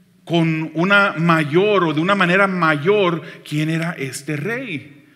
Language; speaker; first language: Spanish; native; Spanish